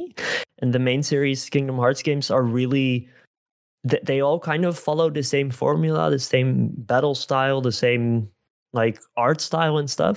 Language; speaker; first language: English; non-native, fluent; Dutch